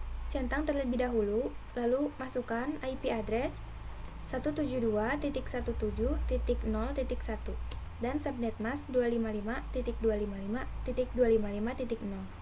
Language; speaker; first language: Indonesian; native; Indonesian